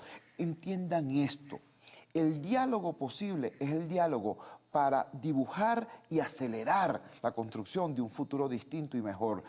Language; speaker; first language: Spanish; native; Spanish